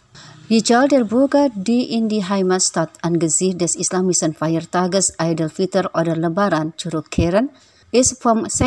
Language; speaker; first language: German; non-native, fluent; Indonesian